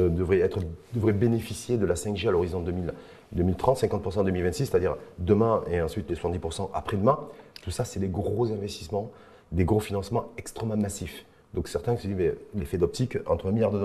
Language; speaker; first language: French; non-native, local second language; Arabic